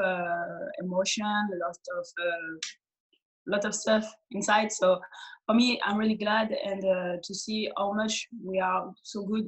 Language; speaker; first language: English; non-native, fluent; French